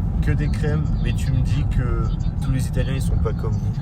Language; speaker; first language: French; native; French